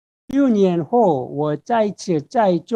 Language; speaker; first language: Chinese; non-native, fluent; Korean